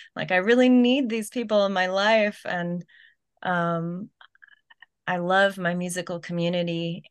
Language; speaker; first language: English; native; English